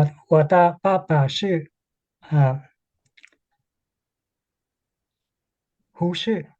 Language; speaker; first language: Chinese; non-native, learner; English